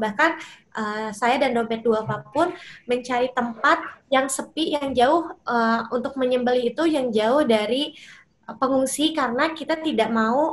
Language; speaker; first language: Indonesian; native; Indonesian